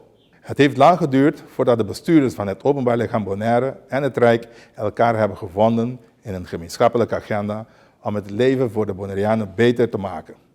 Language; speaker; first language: Dutch; non-native, local second language; Papiamento